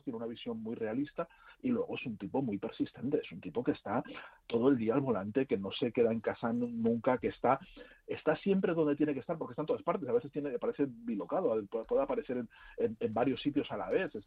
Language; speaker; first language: Spanish; native; Spanish